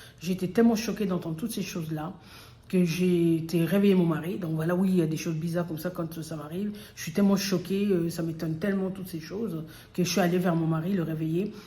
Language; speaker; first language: French; early bilingual, other home language; Lingala